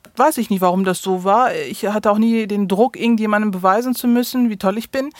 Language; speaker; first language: German; early bilingual, other home language; Turkish